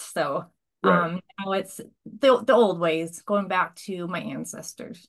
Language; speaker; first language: English; native; English